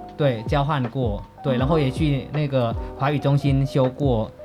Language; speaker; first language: Chinese; non-native, fluent; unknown